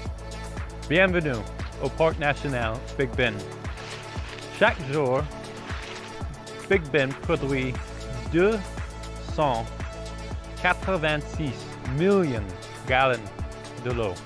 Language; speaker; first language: French; non-native, learner; English